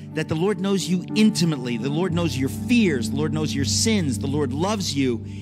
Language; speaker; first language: English; native; English